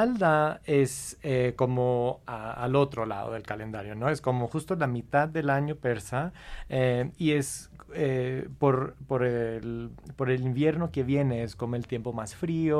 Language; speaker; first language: Spanish; non-native, fluent; English